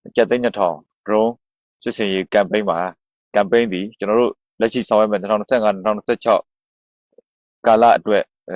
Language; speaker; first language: Burmese; native; Burmese